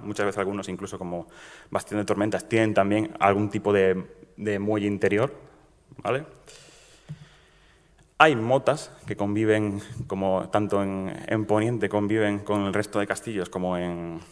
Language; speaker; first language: Spanish; native; Spanish